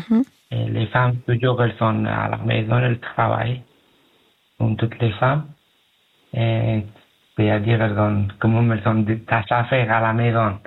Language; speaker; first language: French; non-native, learner; Pashto